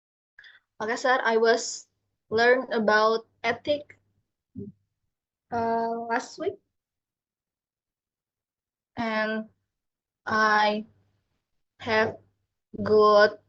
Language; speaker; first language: English; non-native, learner; Indonesian